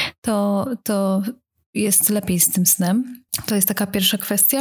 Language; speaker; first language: Polish; native; Polish